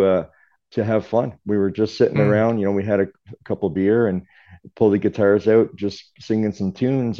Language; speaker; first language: English; native; English